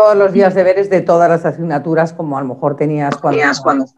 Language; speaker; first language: Spanish; native; Spanish